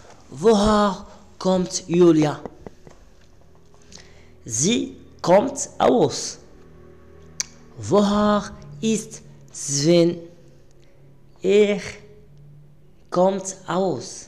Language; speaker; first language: German; non-native, learner; Arabic